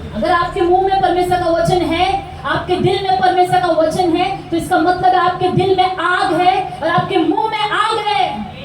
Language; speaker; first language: Hindi; non-native, local second language; Telugu